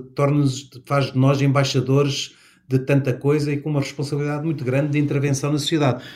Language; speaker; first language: Portuguese; native; Portuguese